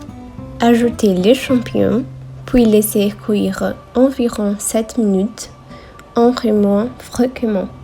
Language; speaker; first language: French; non-native, learner; Portuguese